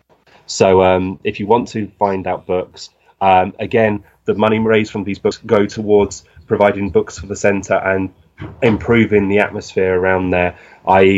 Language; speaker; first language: English; native; English